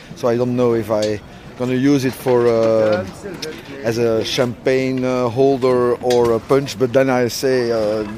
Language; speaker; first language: English; non-native, learner; French